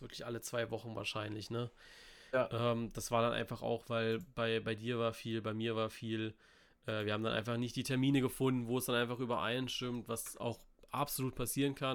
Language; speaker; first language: German; native; German